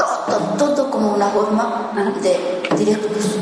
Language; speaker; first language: Spanish; non-native, learner; Japanese